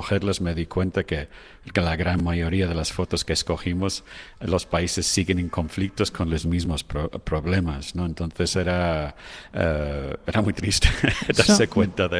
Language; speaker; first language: Spanish; non-native, fluent; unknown